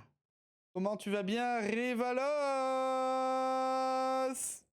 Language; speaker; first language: French; native; French